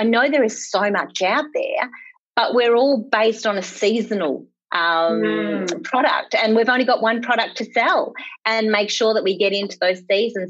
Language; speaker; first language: English; native; English